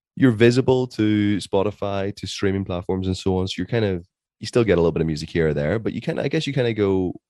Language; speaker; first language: English; native; English